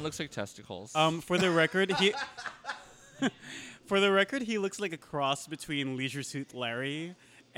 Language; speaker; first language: English; non-native, local second language; Filipino